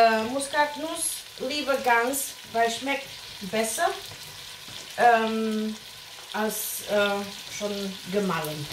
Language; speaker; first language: German; non-native, fluent; Portuguese